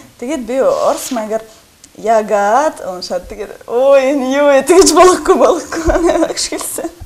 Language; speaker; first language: Mongolian; non-native, learner; Russian